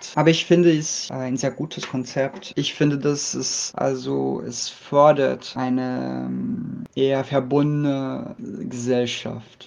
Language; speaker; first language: German; non-native, learner; Portuguese